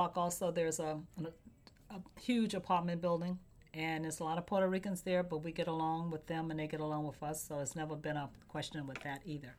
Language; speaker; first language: English; native; English